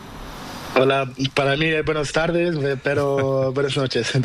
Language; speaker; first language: Spanish; non-native, learner; Portuguese